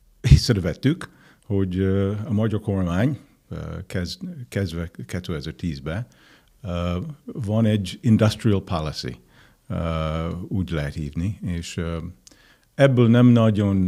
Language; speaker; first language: Hungarian; non-native, fluent; English